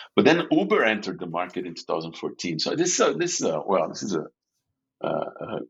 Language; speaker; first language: English; non-native, fluent; Portuguese